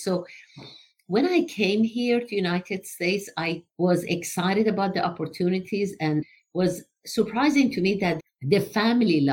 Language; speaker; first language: English; non-native, fluent; Persian